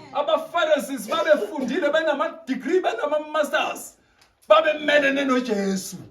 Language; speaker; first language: Zulu; native; Zulu